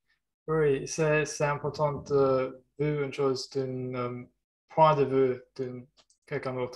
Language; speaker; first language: French; non-native, learner; German